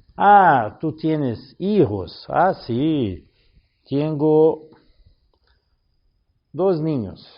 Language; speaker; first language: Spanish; non-native, learner; Portuguese